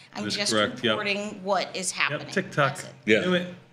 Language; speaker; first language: English; native; English